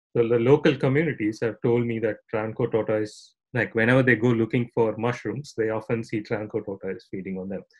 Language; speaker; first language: English; non-native, local second language; Tamil